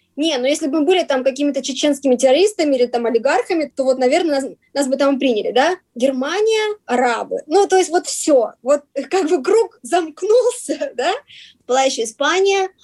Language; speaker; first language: Russian; native; Russian